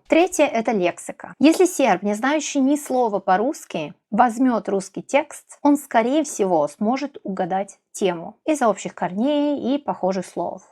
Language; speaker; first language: Russian; non-native, fluent; Serbian